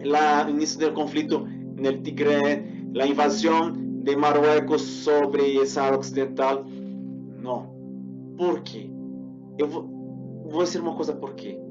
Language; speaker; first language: Portuguese; non-native, fluent; Spanish